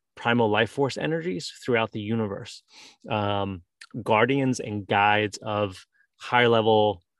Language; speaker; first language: English; native; English